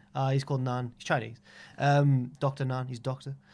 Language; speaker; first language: English; native; English